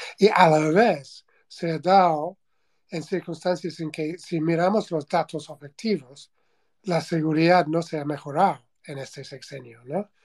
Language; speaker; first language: Spanish; non-native, fluent; English